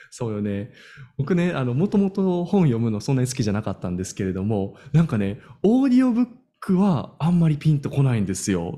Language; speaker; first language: Japanese; native; Japanese